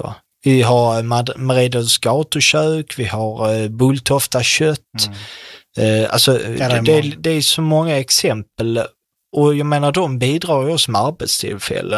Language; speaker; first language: Swedish; native; Swedish